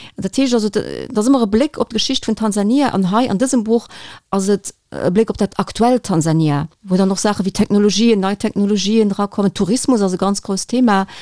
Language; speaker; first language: Luxembourgish; native; Luxembourgish